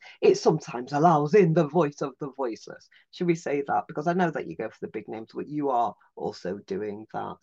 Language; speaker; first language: English; native; English